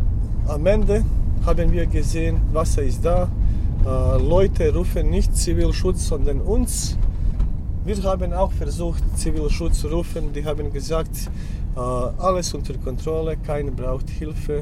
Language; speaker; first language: German; non-native, learner; Bosnian